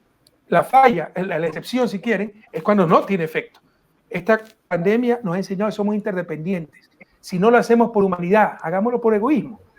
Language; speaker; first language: Spanish; native; Spanish